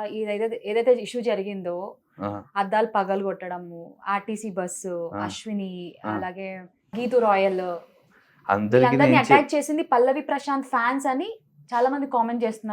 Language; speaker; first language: Telugu; native; Telugu